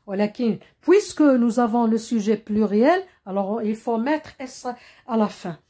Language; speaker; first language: French; non-native, local second language; Arabic